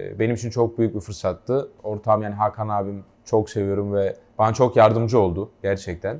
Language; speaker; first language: Turkish; early bilingual, heritage; Turkish